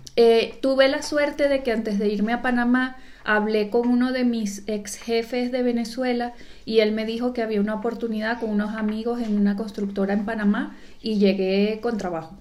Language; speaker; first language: Spanish; native; Spanish